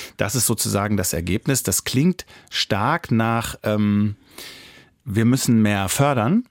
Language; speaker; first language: German; native; German